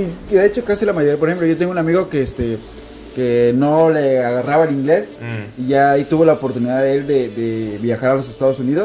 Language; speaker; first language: Spanish; native; Spanish